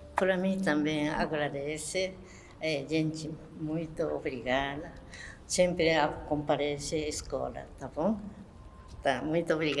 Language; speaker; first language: Portuguese; early bilingual, other home language; Japanese